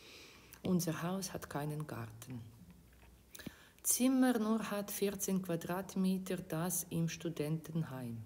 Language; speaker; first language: German; non-native, fluent; Ukrainian